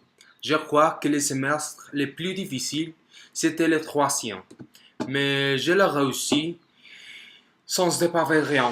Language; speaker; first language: French; non-native, learner; Spanish